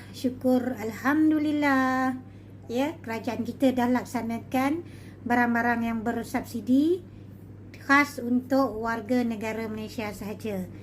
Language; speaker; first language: Malay; native; Malay